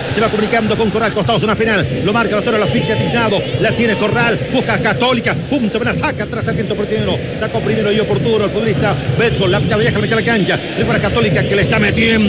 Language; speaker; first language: Spanish; native; Spanish